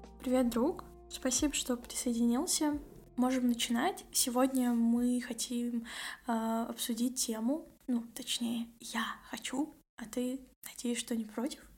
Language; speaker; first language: Russian; native; Russian